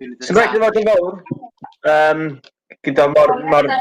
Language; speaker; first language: Welsh; native; Welsh